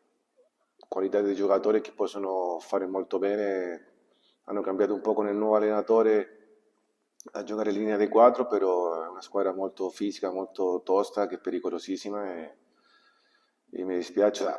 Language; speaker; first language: Italian; non-native, fluent; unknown